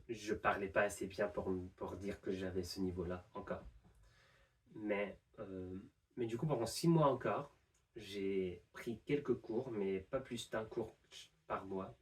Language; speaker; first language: French; non-native, fluent; English